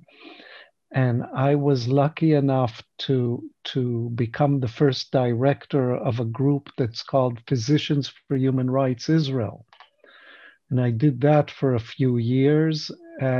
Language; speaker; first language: English; non-native, fluent; Hebrew